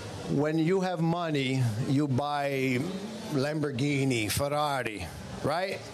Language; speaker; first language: English; native; English